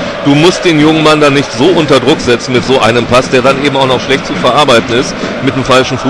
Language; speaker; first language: German; native; German